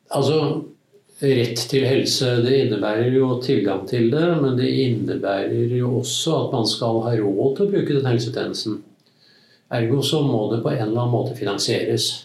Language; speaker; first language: Norwegian; native; Norwegian